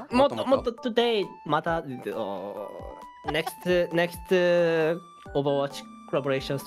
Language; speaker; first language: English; non-native, learner; Korean